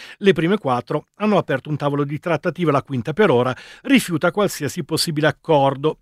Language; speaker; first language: Italian; native; Italian